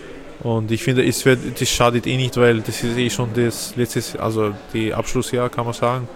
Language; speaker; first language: German; non-native, fluent; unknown